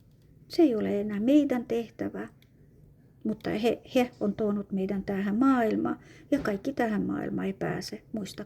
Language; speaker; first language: Finnish; non-native, fluent; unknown